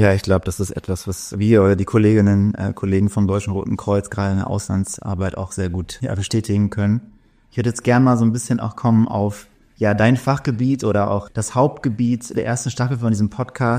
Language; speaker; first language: German; native; German